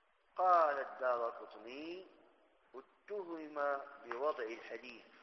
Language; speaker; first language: Arabic; native; Arabic